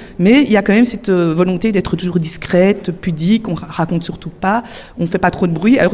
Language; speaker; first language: French; native; French